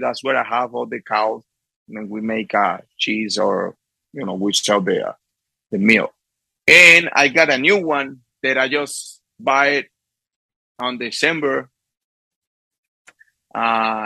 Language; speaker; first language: English; non-native, fluent; Spanish